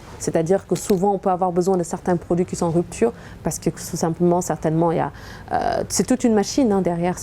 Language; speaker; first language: French; non-native, local second language; Wolof